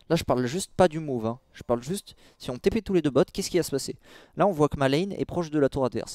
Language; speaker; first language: French; native; French